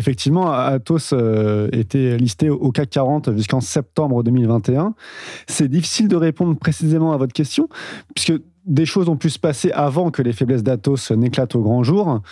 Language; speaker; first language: French; native; French